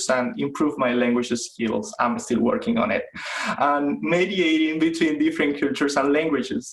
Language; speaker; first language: English; non-native, fluent; Spanish